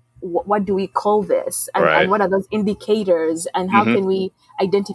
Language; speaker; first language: English; non-native, local second language; Ganda